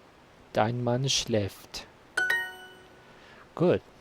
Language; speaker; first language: German; non-native, learner; Spanish